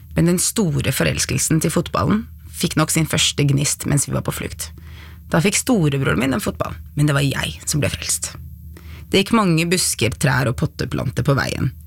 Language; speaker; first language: Norwegian; early bilingual, other home language; Arabic